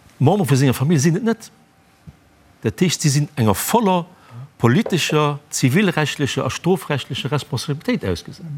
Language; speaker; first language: Luxembourgish; native; Luxembourgish